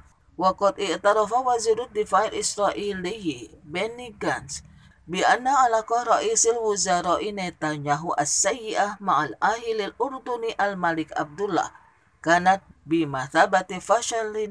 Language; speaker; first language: Arabic; non-native, fluent; Indonesian